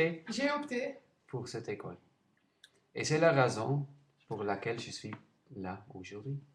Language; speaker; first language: French; non-native, learner; Dutch